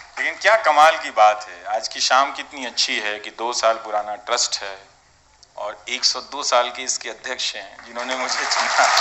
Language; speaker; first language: Hindi; non-native, local second language; Bhojpuri